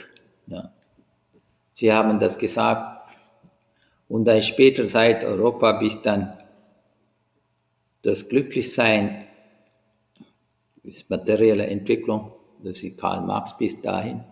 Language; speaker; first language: German; non-native, fluent; Sinhala